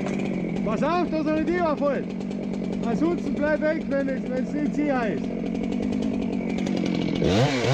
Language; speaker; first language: German; native; German